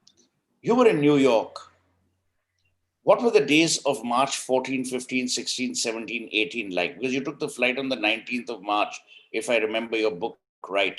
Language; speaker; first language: English; non-native, local second language; Hindi